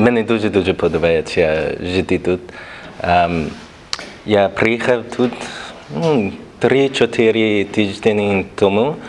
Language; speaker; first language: Ukrainian; non-native, learner; English